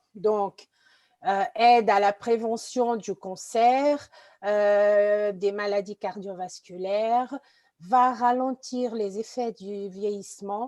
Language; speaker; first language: French; non-native, fluent; Portuguese